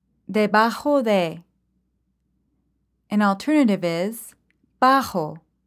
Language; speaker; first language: Spanish; non-native, fluent; English